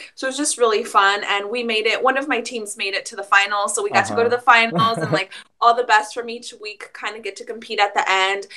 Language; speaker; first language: English; early bilingual, other home language; Spanish